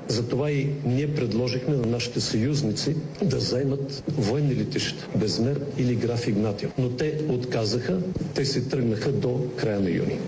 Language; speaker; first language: Bulgarian; native; Bulgarian